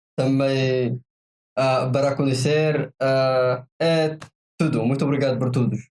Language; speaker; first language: Portuguese; non-native, learner; Arabic